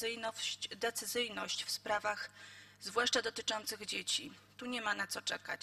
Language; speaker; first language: Polish; native; Polish